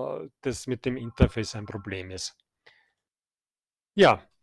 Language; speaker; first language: German; native; German